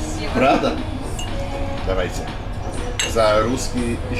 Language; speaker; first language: Russian; non-native, learner; English